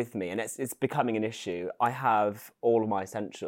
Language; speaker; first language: English; native; English